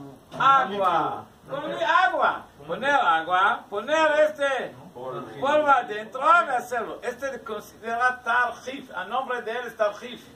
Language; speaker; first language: Spanish; non-native, learner; Hebrew